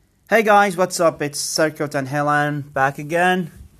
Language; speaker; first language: English; non-native, fluent; Central Kurdish